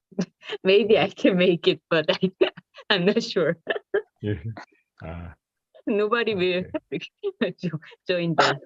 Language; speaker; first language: English; non-native, learner; Korean